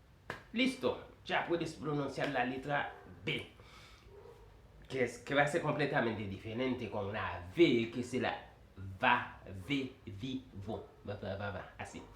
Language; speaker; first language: Spanish; non-native, fluent; Haitian Creole